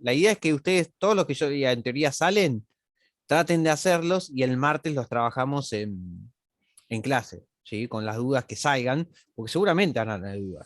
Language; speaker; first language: Spanish; native; Spanish